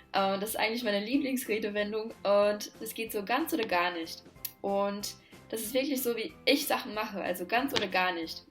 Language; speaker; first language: German; non-native, fluent; Latvian